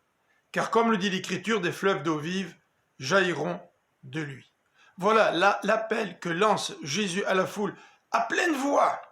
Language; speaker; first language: French; native; French